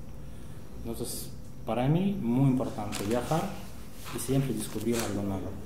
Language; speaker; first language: Spanish; non-native, fluent; Russian